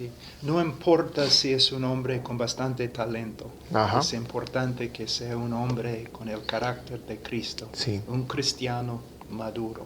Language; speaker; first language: Spanish; non-native, fluent; English